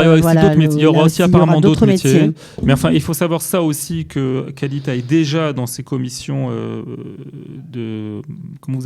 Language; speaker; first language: French; native; French